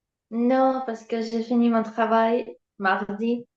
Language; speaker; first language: French; non-native, learner; Ukrainian